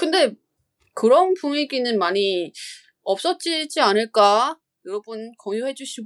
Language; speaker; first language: Korean; non-native, fluent; Chinese